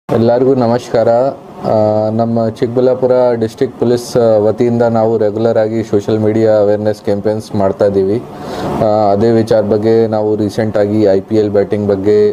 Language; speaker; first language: Kannada; non-native, local second language; Hindi